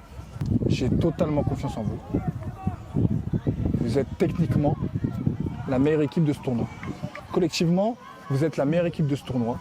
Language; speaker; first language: French; native; French